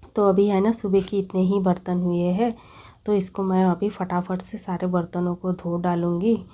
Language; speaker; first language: Hindi; non-native, local second language; Bangla